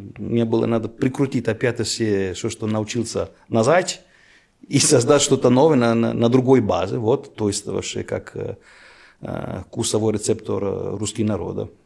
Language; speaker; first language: Russian; non-native, fluent; Italian